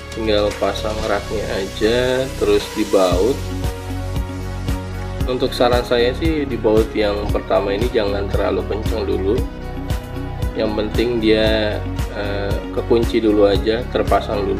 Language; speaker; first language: Indonesian; native; Indonesian